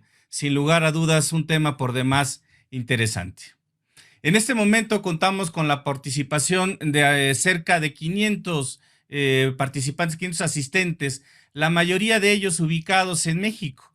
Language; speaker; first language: Spanish; native; Spanish